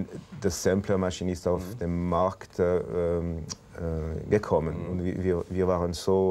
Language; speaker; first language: German; non-native, local second language; French